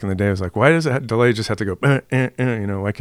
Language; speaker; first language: English; native; English